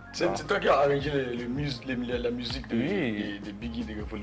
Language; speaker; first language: French; non-native, learner; English